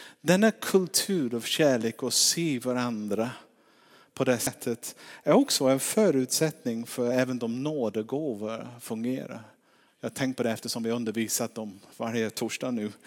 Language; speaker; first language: Swedish; non-native, fluent; English